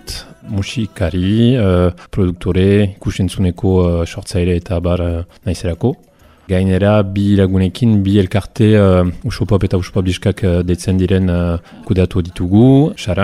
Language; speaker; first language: Basque; non-native, fluent; Italian